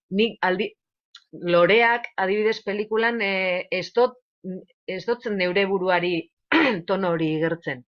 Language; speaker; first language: Basque; non-native, local second language; Spanish